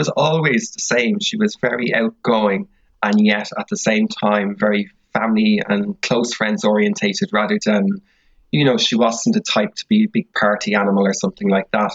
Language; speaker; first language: English; native; English